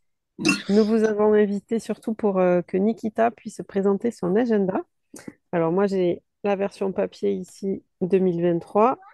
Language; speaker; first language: French; native; French